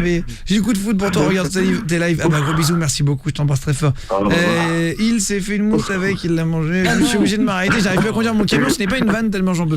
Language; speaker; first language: French; native; French